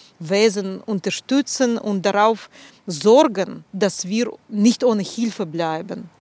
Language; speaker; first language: German; non-native, fluent; Russian